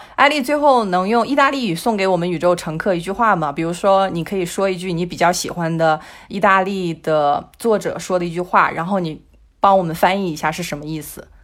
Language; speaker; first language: Chinese; native; Chinese